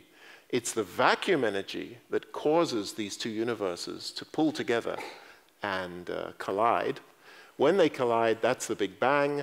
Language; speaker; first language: English; native; English